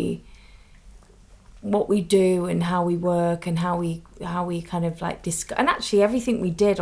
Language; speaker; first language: English; native; English